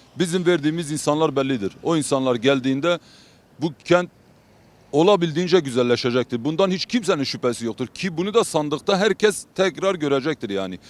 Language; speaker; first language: Turkish; non-native, local second language; Kurdish